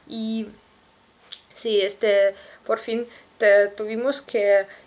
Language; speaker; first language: Spanish; non-native, learner; Russian